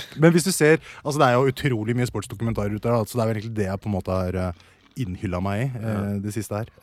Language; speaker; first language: Norwegian; early bilingual, other home language; Persian